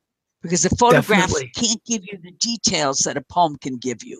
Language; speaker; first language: English; native; English